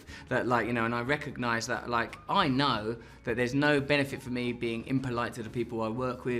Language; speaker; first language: English; native; English